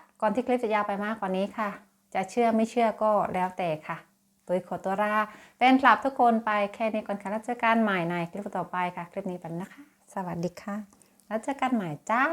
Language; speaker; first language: Thai; native; Thai